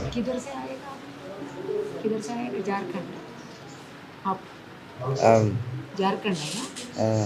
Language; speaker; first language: Hindi; non-native, local second language; Telugu